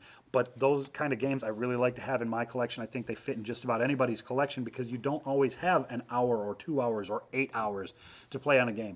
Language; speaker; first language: English; native; English